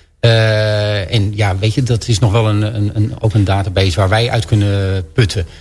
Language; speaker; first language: Dutch; native; Dutch